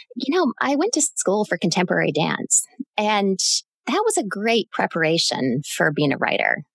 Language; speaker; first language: English; native; English